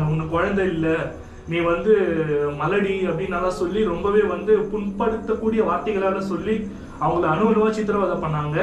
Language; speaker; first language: Tamil; native; Tamil